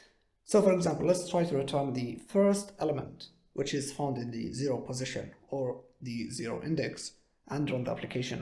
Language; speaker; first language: English; non-native, fluent; Arabic